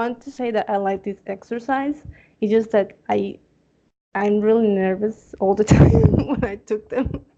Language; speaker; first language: English; non-native, learner; Spanish